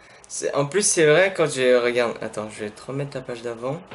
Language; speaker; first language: French; native; French